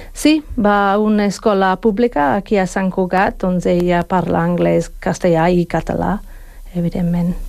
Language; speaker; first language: Catalan; non-native, fluent; English